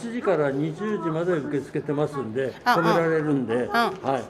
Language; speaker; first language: Japanese; native; Japanese